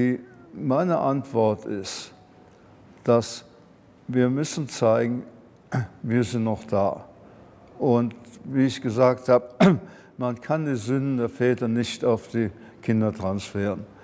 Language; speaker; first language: German; early bilingual, heritage; German